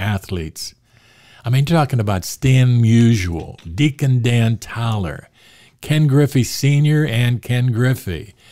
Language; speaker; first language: English; native; English